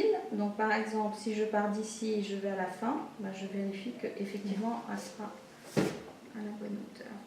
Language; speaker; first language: French; native; French